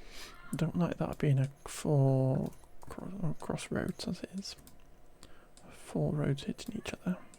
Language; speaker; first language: English; native; English